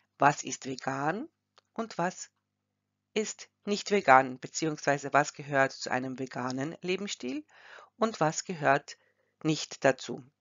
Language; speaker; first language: German; non-native, fluent; Croatian